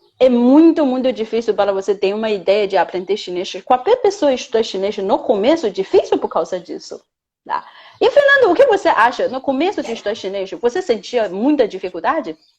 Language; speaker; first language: Portuguese; non-native, fluent; Chinese